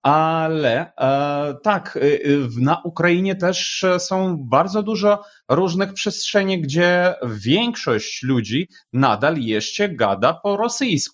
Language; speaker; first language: Polish; non-native, fluent; Ukrainian